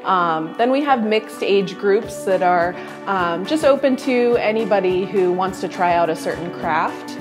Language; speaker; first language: English; native; English